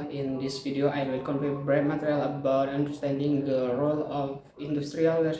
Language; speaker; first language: English; non-native, learner; Indonesian